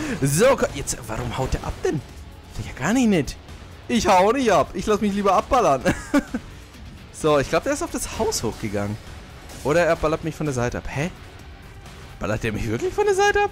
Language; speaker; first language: German; native; German